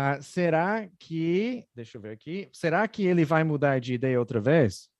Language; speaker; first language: Portuguese; non-native, fluent; English